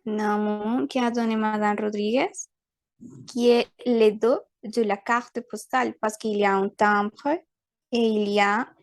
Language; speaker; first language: French; non-native, fluent; Spanish